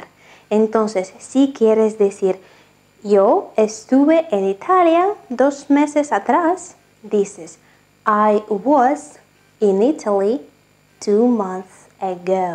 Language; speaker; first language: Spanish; non-native, fluent; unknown